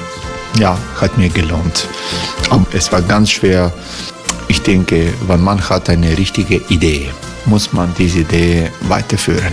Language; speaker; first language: German; non-native, fluent; Croatian